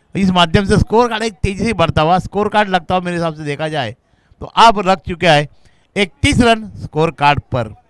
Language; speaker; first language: Hindi; non-native, local second language; Marathi